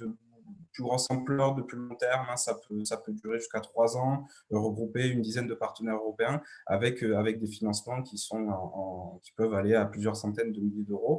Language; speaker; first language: French; native; French